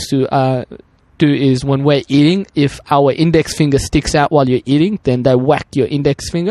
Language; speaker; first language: English; early bilingual, other home language; Arabic